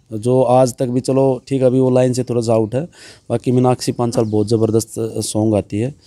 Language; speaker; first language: Hindi; native; Hindi